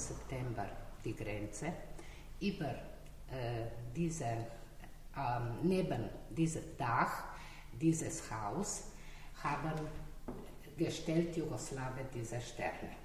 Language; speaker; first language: German; non-native, learner; Slovenian